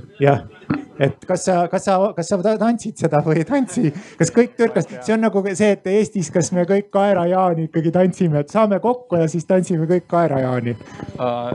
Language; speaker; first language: Estonian; native; Estonian